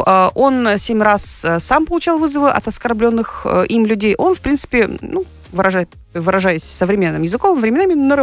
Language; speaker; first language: Russian; native; Russian